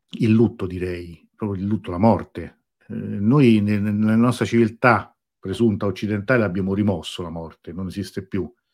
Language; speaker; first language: Italian; native; Italian